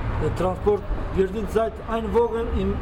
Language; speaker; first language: German; non-native, learner; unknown